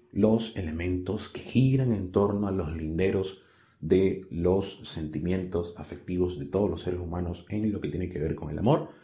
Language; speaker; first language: Spanish; native; Spanish